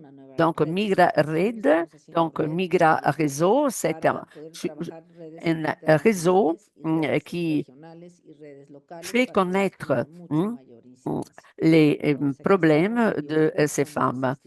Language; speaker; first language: French; non-native, fluent; Spanish